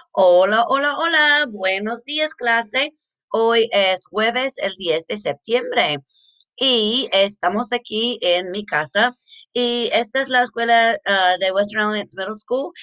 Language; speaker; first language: Spanish; non-native, fluent; English